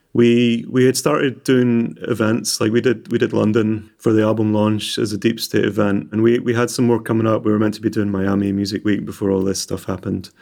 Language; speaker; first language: English; native; English